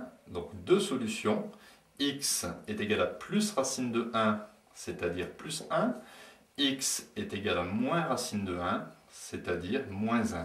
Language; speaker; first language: French; native; French